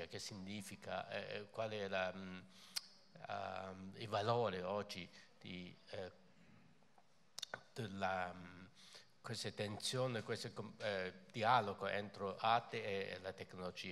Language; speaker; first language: Italian; non-native, fluent; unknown